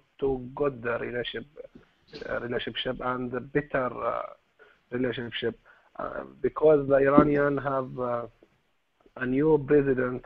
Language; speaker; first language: English; non-native, learner; Arabic